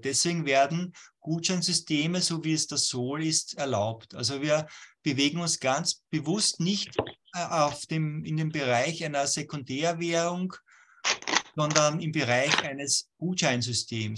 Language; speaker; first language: German; native; German